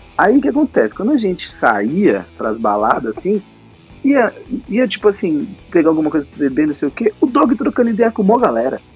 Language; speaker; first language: Portuguese; native; Portuguese